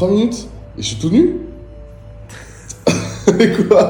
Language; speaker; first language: French; native; French